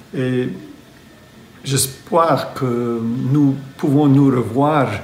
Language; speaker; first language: French; non-native, fluent; Ukrainian